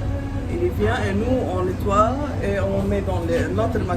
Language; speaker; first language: French; non-native, local second language; Arabic